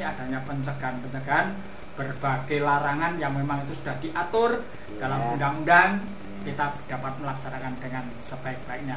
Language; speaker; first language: Indonesian; native; Indonesian